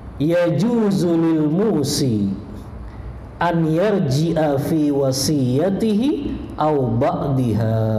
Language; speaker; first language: Arabic; non-native, fluent; Indonesian